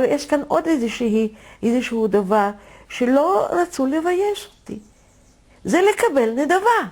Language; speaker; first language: Hebrew; non-native, fluent; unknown